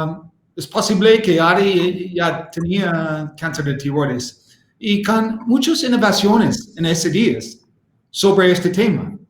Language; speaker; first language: Spanish; non-native, learner; English